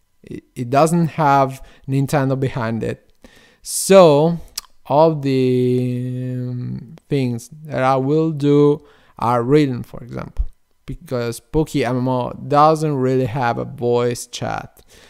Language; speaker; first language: English; non-native, fluent; Italian